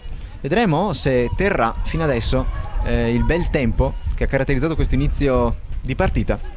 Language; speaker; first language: Italian; native; Italian